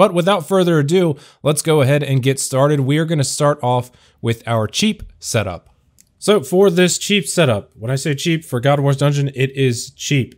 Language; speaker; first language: English; native; English